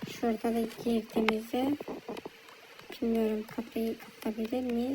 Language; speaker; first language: Turkish; early bilingual, heritage; Turkish